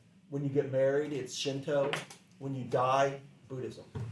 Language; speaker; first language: English; native; English